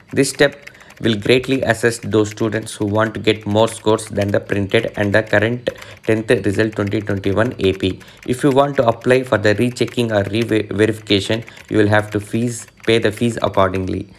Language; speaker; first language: English; non-native, local second language; Telugu